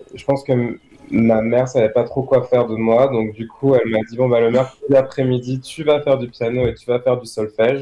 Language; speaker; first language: French; native; French